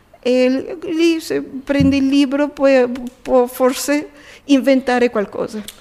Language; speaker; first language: Italian; early bilingual, heritage; Italian